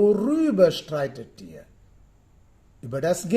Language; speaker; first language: German; non-native, fluent; Sinhala